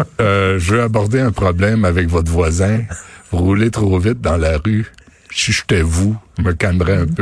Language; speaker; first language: French; native; French